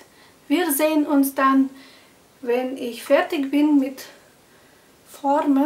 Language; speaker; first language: German; non-native, fluent; Russian